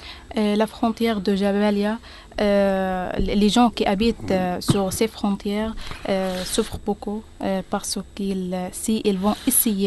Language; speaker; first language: French; non-native, learner; Arabic